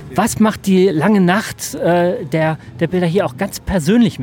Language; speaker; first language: German; native; German